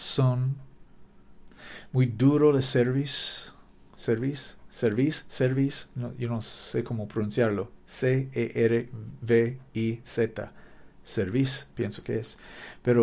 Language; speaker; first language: Spanish; non-native, learner; English